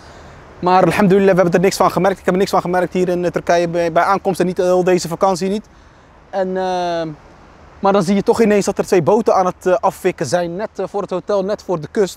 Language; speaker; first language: Dutch; early bilingual, other home language; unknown